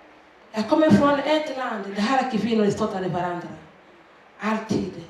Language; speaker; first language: Swedish; non-native, fluent; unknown